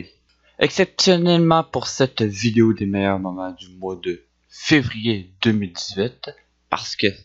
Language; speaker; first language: French; native; French